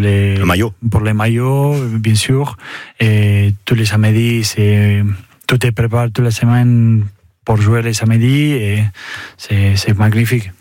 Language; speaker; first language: French; non-native, learner; Spanish